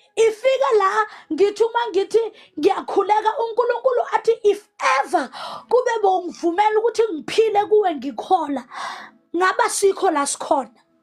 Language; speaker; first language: Zulu; non-native, local second language; Southern Sotho